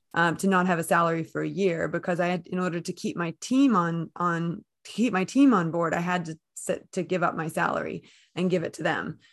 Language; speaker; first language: English; native; English